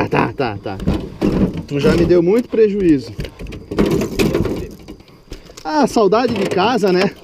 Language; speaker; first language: Portuguese; native; Portuguese